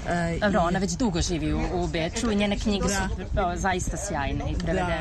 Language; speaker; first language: Serbian; native; Serbian